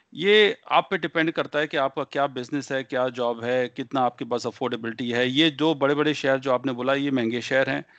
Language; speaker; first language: Hindi; native; Hindi